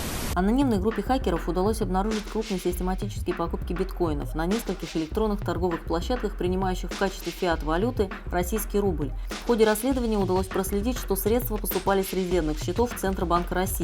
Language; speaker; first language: Russian; native; Russian